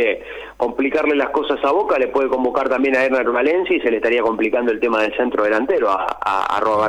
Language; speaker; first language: Spanish; native; Spanish